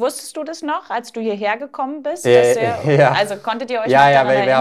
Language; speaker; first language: German; native; German